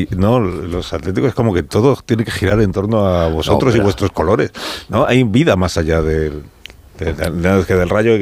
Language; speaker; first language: Spanish; native; Spanish